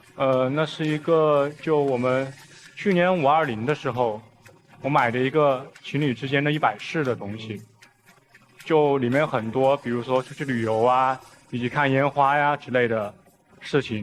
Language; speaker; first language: Chinese; native; Chinese